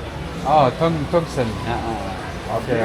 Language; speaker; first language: English; non-native, learner; French